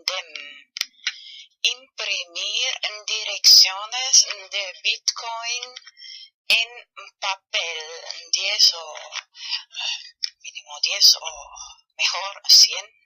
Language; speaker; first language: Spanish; non-native, fluent; German